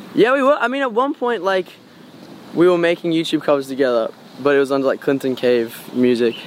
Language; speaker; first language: English; native; English